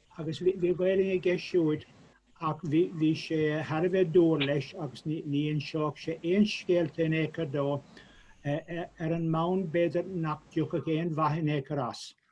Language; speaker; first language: Irish; native; Irish